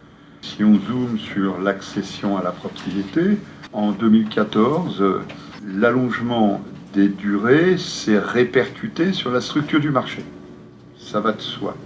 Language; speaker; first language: French; native; French